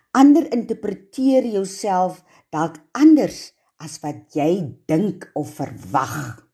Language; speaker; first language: Afrikaans; native; Afrikaans